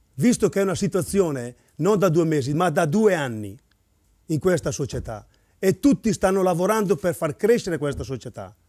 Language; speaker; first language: Italian; native; Italian